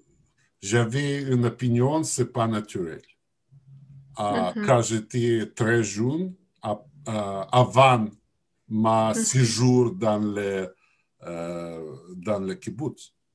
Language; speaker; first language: French; non-native, learner; Russian